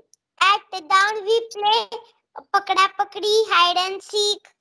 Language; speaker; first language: English; non-native, learner; Marathi